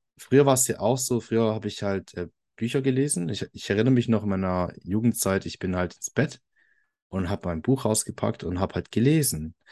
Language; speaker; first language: German; early bilingual, other home language; Italian